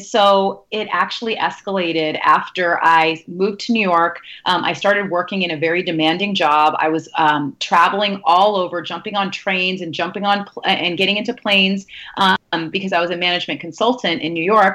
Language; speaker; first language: English; native; English